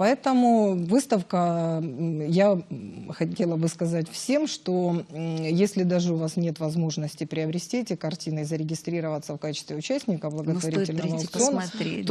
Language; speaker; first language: Russian; native; Russian